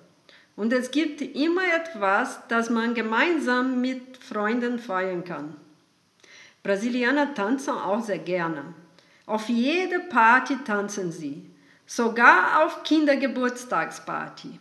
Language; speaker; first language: German; non-native, fluent; Portuguese